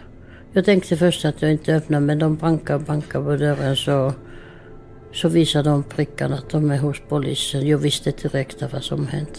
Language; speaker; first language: Swedish; non-native, fluent; Finnish